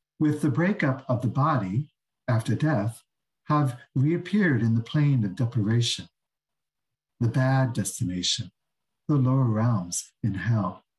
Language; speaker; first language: English; native; English